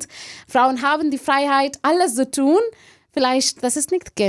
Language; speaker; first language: German; non-native, learner; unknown